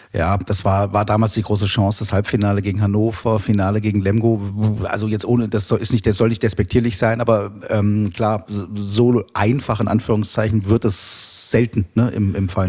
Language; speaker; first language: German; native; German